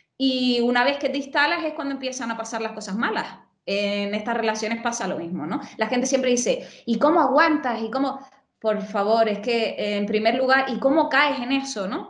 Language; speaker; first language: Spanish; native; Spanish